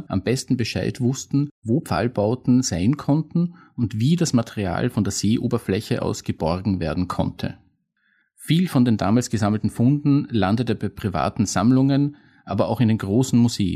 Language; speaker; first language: German; native; German